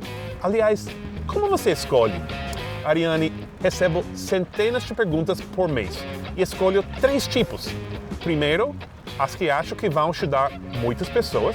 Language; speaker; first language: Portuguese; non-native, fluent; English